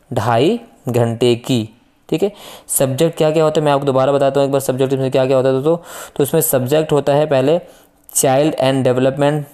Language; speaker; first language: Hindi; native; Hindi